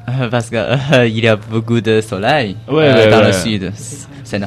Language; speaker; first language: French; non-native, learner; Chinese